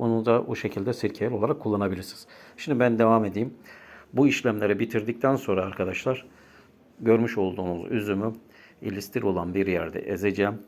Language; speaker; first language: Turkish; native; Turkish